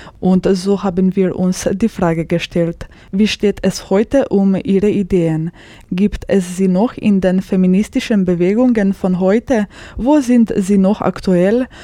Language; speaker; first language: German; native; German